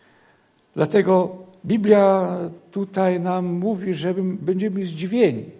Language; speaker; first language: Polish; native; Polish